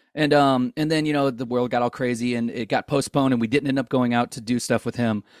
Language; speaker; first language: English; native; English